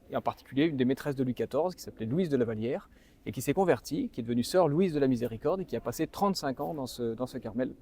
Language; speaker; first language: French; native; French